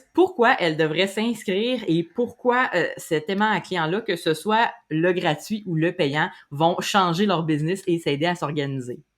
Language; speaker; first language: French; native; French